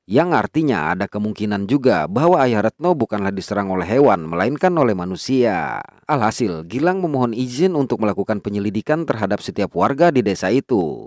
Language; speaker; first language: Indonesian; native; Indonesian